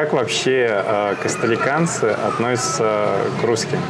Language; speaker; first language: Russian; native; Russian